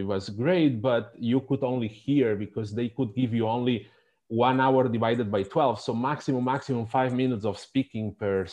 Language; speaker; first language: English; non-native, fluent; Spanish